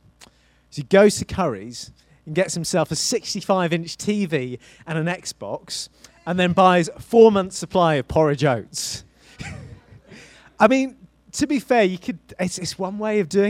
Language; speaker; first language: English; native; English